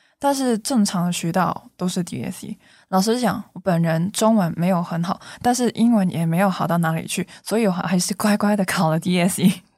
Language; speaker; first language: Chinese; non-native, local second language; Cantonese